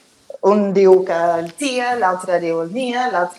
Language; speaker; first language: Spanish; non-native, learner; English